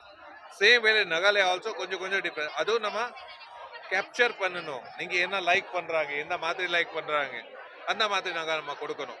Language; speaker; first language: Tamil; non-native, learner; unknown